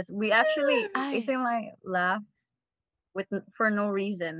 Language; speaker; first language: English; non-native, local second language; Cebuano